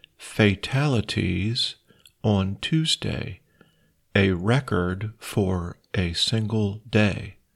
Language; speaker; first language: English; native; English